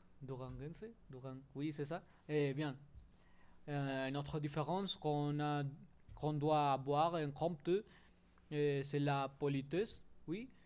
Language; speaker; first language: French; non-native, learner; Spanish